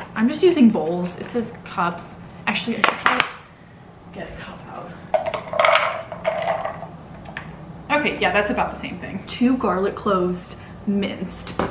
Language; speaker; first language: English; native; English